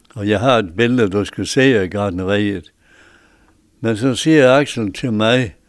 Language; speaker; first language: Danish; native; Danish